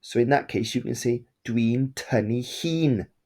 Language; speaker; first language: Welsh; non-native, local second language; English